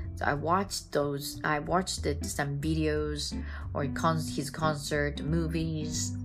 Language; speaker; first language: English; non-native, fluent; Japanese